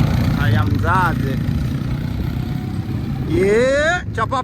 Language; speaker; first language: French; non-native, learner; Arabic